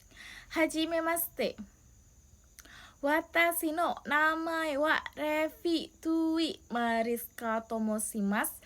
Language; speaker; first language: Japanese; non-native, learner; Indonesian